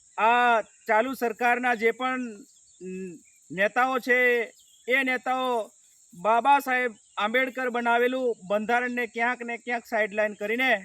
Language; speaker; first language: Gujarati; non-native, local second language; Rathawi